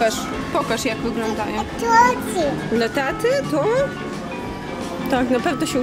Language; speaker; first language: Polish; native; Polish